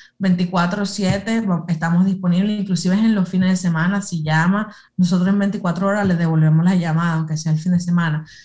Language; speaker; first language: Spanish; early bilingual, heritage; Spanish